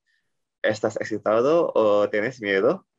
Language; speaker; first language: Spanish; non-native, learner; Indonesian